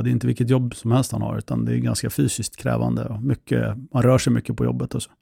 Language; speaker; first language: Swedish; native; Swedish